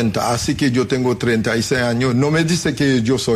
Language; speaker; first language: Spanish; non-native, fluent; Haitian Creole